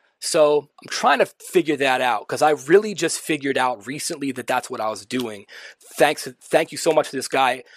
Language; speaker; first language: English; native; English